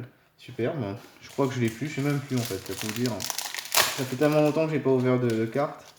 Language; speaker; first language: French; native; French